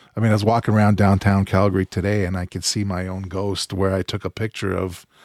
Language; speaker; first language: English; native; English